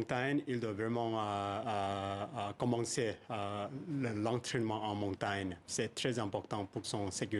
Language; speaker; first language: French; non-native, fluent; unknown